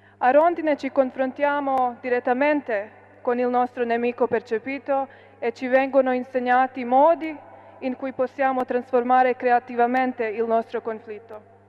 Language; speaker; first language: Italian; non-native, fluent; Bosnian